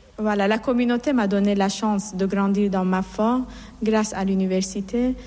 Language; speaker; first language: French; non-native, fluent; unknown